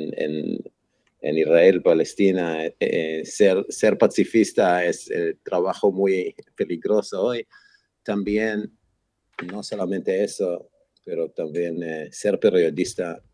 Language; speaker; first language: Spanish; non-native, fluent; Hebrew